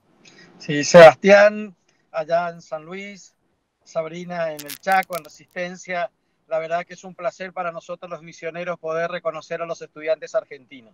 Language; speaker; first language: Spanish; native; Spanish